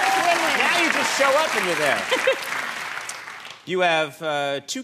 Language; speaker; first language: English; native; English